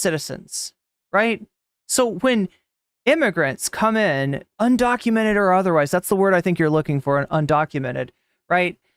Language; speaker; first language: English; native; English